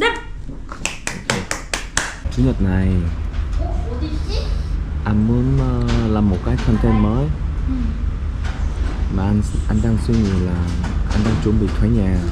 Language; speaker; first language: Vietnamese; non-native, learner; Korean